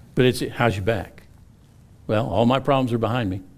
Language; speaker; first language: English; native; English